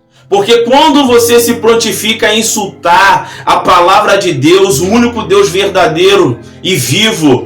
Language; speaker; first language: Portuguese; native; Portuguese